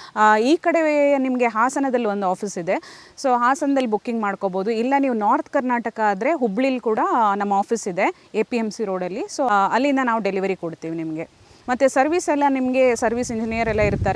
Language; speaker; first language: Kannada; native; Kannada